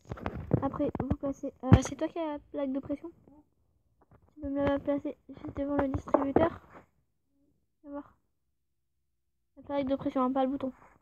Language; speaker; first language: French; native; French